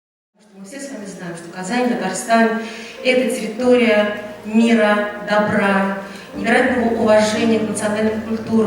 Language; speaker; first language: Russian; native; Russian